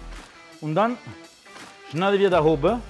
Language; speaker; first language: German; non-native, fluent; Italian